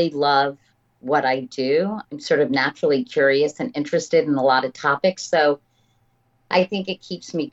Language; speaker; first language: English; native; English